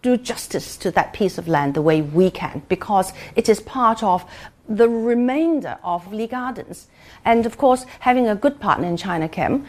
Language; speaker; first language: English; non-native, local second language; Cantonese